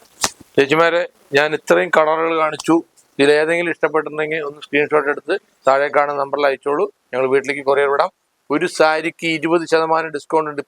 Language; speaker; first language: Malayalam; native; Malayalam